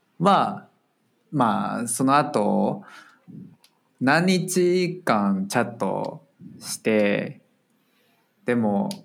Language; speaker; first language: Japanese; non-native, fluent; Chinese